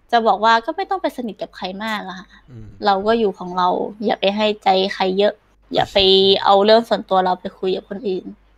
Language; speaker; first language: Thai; native; Thai